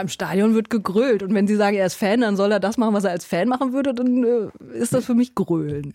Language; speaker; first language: German; native; German